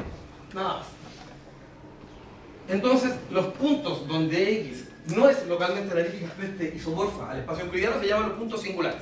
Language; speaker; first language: Spanish; native; Spanish